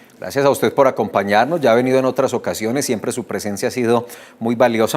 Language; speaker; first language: Spanish; native; Spanish